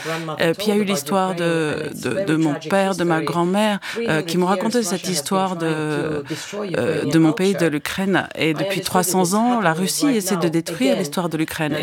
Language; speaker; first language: French; non-native, fluent; Ukrainian